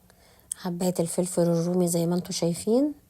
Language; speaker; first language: Arabic; native; Arabic